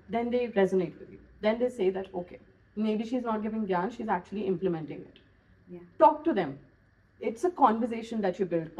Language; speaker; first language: English; non-native, local second language; Hindi